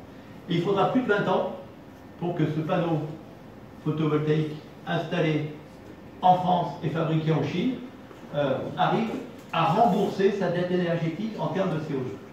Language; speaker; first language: French; native; French